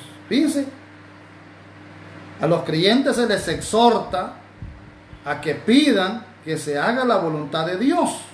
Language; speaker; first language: Spanish; native; Spanish